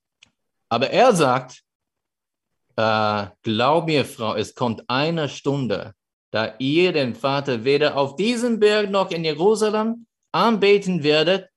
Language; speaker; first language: German; non-native, fluent; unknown